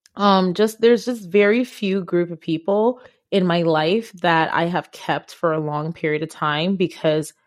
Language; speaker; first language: English; non-native, local second language; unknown